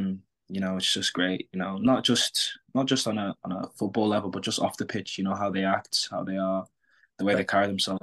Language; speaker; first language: English; native; English